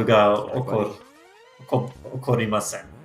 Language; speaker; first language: Japanese; non-native, learner; English